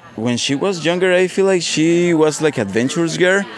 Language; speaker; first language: English; non-native, fluent; Spanish